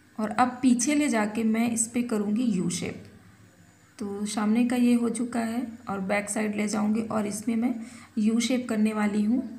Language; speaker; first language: Hindi; native; Hindi